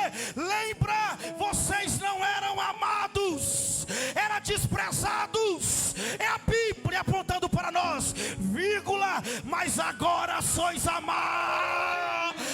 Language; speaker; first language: Portuguese; native; Portuguese